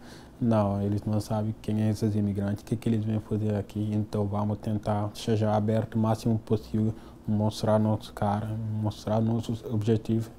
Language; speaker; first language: Portuguese; non-native, fluent; Wolof